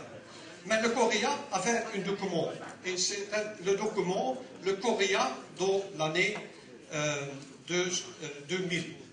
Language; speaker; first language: French; non-native, learner; Dutch